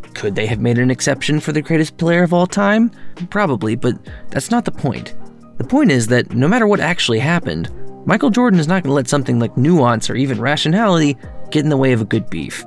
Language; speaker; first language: English; native; English